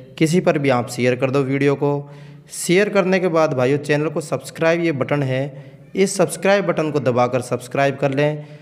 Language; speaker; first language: Hindi; native; Hindi